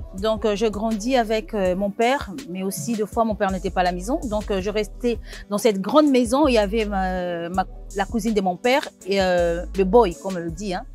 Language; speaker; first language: French; non-native, local second language; Lingala